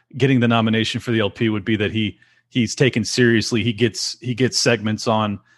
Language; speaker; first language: English; native; English